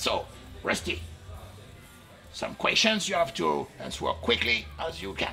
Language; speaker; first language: English; non-native, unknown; French